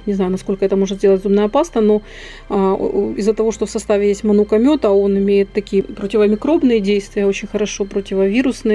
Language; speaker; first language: Russian; native; Russian